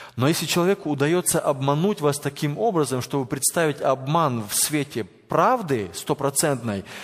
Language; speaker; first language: Russian; native; Russian